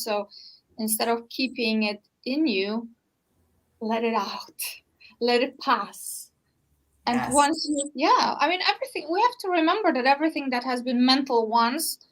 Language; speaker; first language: English; non-native, fluent; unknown